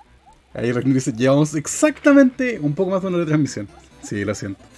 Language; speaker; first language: Spanish; native; Spanish